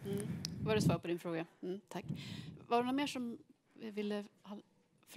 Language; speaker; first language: Swedish; native; Swedish